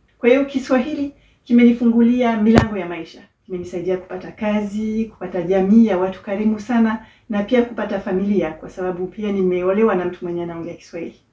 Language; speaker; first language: Swahili; non-native, fluent; French